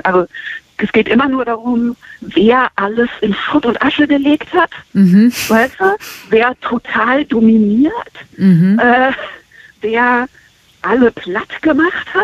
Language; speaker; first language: German; native; German